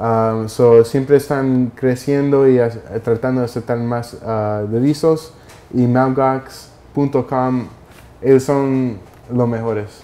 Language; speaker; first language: Spanish; early bilingual, heritage; Spanish